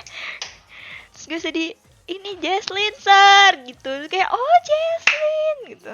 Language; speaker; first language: Indonesian; native; Indonesian